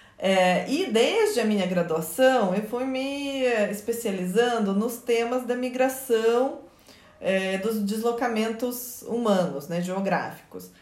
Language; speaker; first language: Portuguese; non-native, fluent; Russian